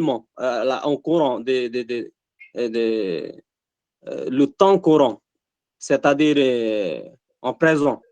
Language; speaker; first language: French; non-native, learner; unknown